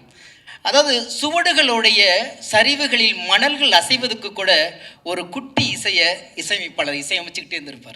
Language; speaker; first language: Tamil; native; Tamil